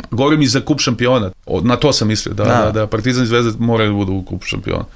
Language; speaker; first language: Serbian; native; Serbian